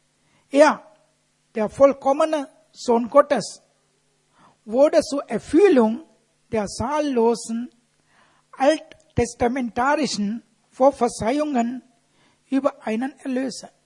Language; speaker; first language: German; non-native, fluent; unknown